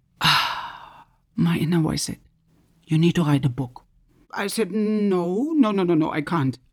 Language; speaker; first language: English; non-native, fluent; German